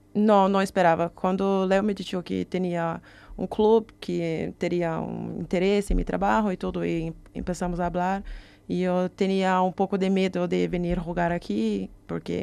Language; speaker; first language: Spanish; non-native, learner; Portuguese